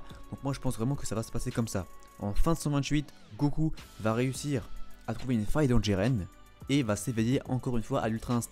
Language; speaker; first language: French; native; French